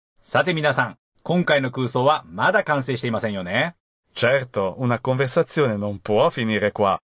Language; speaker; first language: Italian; non-native, fluent; Japanese